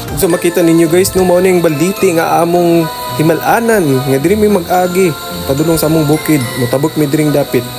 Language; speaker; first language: Cebuano; native; Cebuano